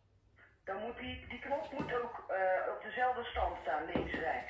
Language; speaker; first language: Dutch; native; Dutch